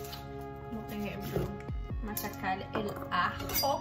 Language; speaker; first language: Spanish; early bilingual, heritage; Spanish